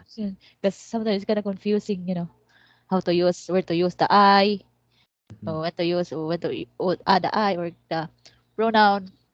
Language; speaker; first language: English; non-native, fluent; Filipino